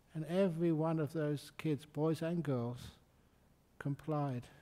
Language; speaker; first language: English; native; English